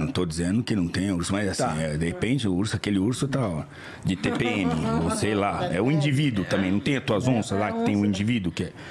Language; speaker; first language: Portuguese; native; Portuguese